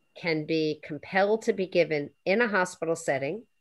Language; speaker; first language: English; native; English